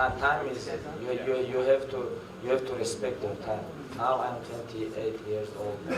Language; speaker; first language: English; non-native, learner; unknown